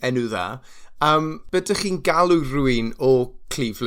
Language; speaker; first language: Welsh; non-native, fluent; English